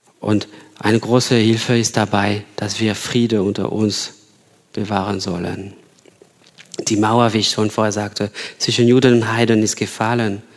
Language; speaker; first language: German; non-native, fluent; French